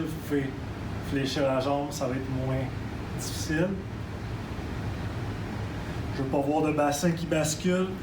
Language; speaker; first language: French; native; French